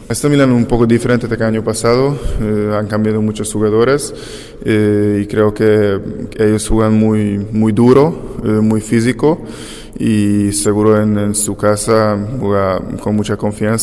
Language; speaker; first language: Spanish; non-native, fluent; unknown